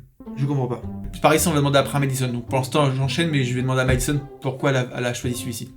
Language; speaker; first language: French; native; French